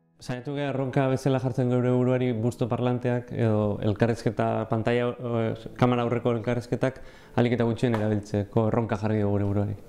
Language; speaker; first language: Basque; native; Basque